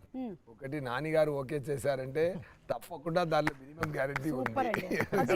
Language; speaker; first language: Telugu; non-native, fluent; Tamil